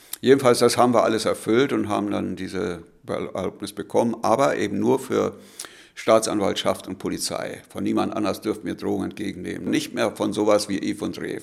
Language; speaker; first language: German; native; German